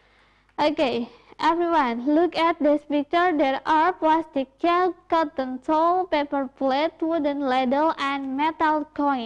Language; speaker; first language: English; non-native, fluent; Indonesian